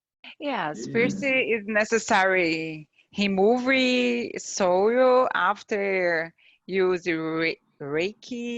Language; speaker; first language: English; non-native, learner; Portuguese